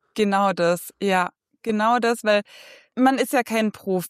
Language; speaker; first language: German; native; German